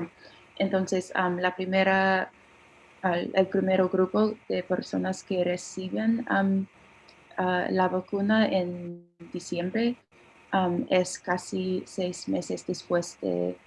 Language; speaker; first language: Spanish; non-native, learner; English